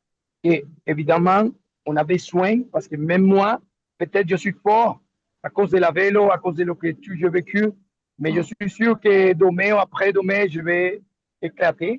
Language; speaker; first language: French; non-native, learner; Spanish